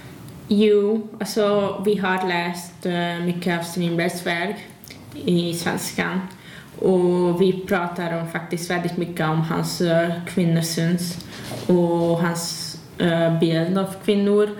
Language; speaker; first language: Swedish; non-native, learner; Hungarian